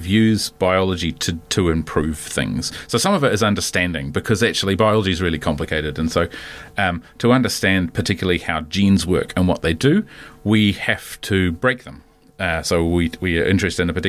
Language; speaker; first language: English; native; English